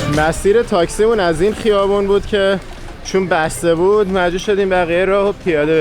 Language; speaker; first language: Persian; native; Persian